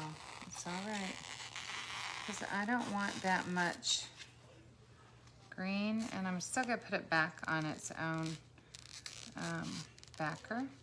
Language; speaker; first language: English; native; English